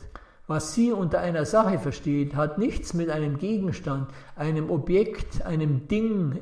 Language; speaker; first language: German; native; German